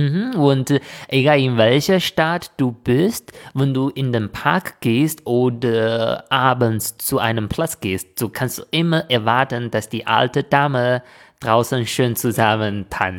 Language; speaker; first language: German; non-native, fluent; Chinese